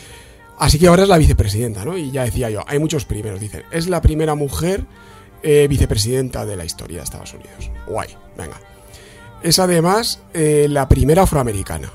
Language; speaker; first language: Spanish; native; Spanish